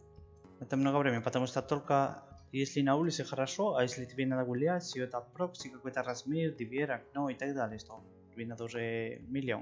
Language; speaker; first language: Russian; non-native, learner; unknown